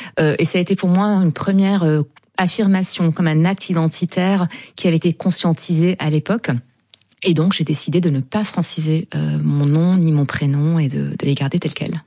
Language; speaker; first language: French; non-native, local second language; Arabic